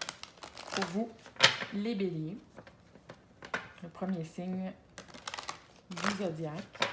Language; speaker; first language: French; native; French